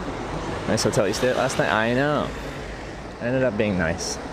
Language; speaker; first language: English; native; English